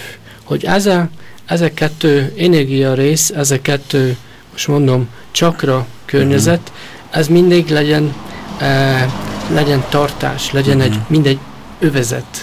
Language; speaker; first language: Hungarian; early bilingual, heritage; Hungarian